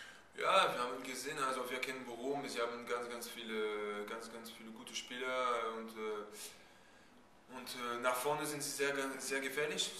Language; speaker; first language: German; non-native, fluent; French